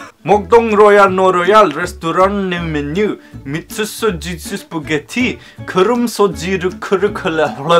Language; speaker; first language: Korean; non-native, learner; English